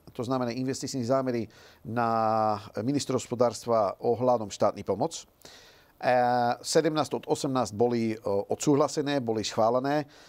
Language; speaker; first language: Slovak; non-native, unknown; Dutch